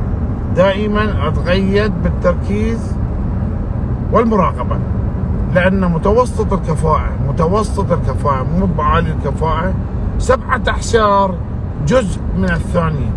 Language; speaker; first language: Arabic; native; Arabic